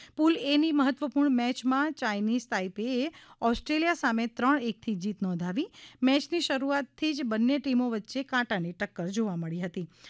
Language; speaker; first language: Gujarati; native; Gujarati